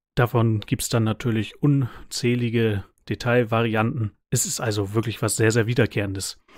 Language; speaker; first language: German; native; German